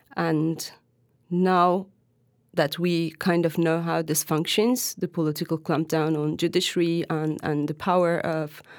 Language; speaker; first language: English; non-native, fluent; Turkish